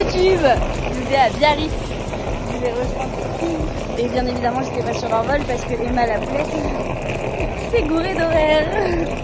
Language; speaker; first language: French; native; French